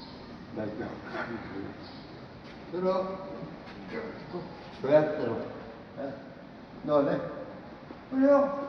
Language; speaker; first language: Japanese; native; Japanese